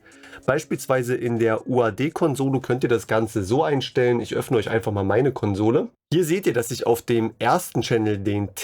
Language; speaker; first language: German; native; German